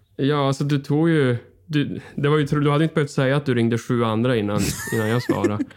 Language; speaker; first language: Swedish; native; Swedish